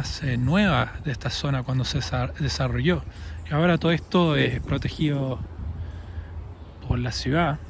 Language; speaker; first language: Spanish; early bilingual, heritage; English